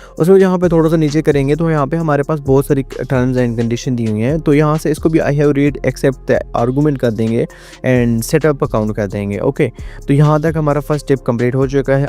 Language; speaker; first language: Urdu; non-native, local second language; Northern Hindko